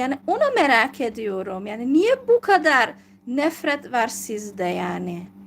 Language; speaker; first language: Turkish; non-native, fluent; Hungarian